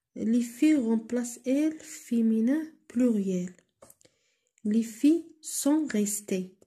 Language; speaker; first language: French; non-native, local second language; Arabic